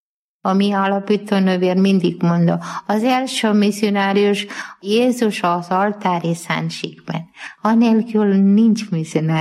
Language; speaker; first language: Hungarian; non-native, fluent; Malayalam